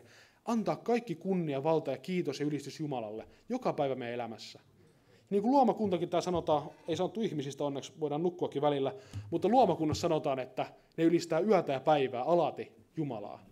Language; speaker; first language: Finnish; native; Finnish